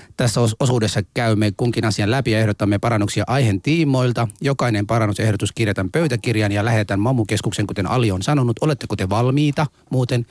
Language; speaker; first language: Finnish; non-native, fluent; Somali